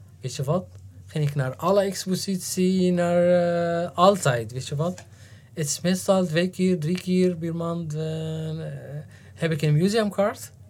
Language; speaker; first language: Dutch; non-native, learner; Arabic